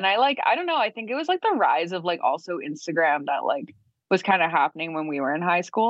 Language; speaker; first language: English; native; English